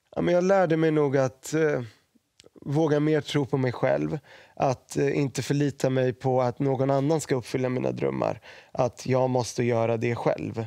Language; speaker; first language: Swedish; early bilingual, other home language; Arabic